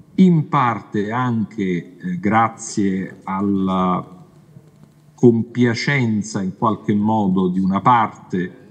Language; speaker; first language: Italian; native; Italian